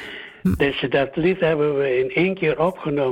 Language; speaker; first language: Dutch; early bilingual, other home language; Indonesian